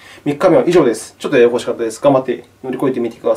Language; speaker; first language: Japanese; native; Japanese